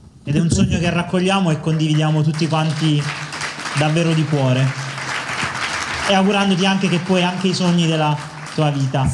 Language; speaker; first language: Italian; native; Italian